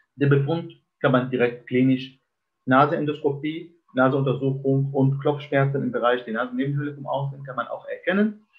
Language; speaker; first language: German; non-native, fluent; Arabic